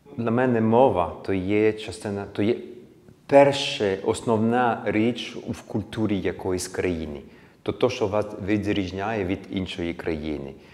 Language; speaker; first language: Ukrainian; early bilingual, heritage; Ukrainian